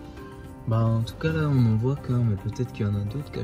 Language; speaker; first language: French; native; French